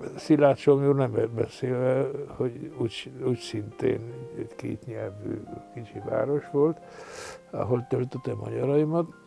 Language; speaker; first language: Hungarian; non-native, local second language; Romanian